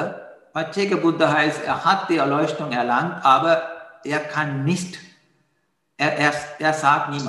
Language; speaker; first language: German; non-native, fluent; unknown